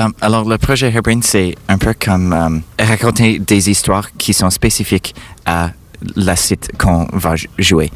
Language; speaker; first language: French; non-native, fluent; English